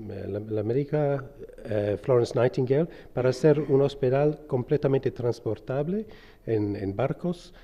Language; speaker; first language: Spanish; non-native, fluent; English